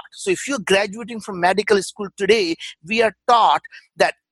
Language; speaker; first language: English; non-native, local second language; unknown